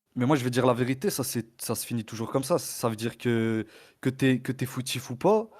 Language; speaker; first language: French; early bilingual, other home language; Arabic